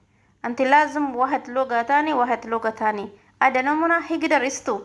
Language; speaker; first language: Arabic; non-native, learner; Oromo